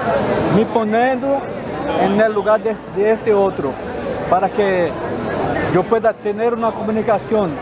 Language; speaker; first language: Spanish; non-native, fluent; Portuguese